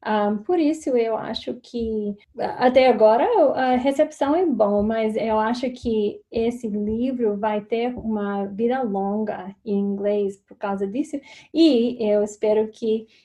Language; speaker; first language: Portuguese; non-native, fluent; English